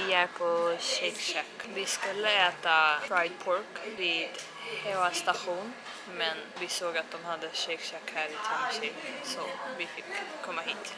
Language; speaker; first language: Swedish; early bilingual, heritage; Korean